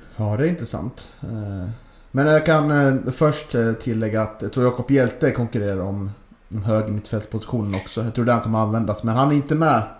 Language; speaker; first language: Swedish; native; Swedish